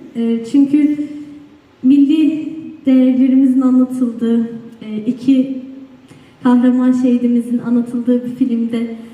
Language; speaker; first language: Turkish; native; Turkish